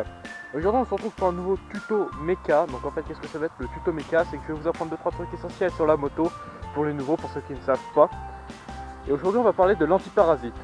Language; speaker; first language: French; native; French